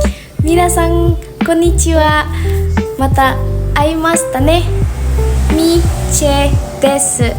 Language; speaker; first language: Japanese; non-native, learner; Indonesian